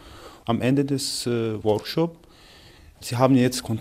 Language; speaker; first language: German; non-native, fluent; Arabic